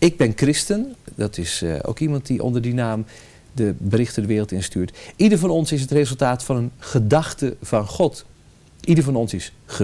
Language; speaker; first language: Dutch; native; Dutch